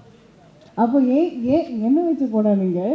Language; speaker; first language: Tamil; early bilingual, heritage; Tamil